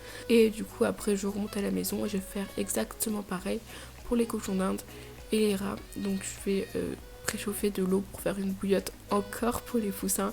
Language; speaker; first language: French; native; French